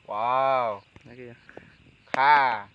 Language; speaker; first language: English; non-native, learner; Khmer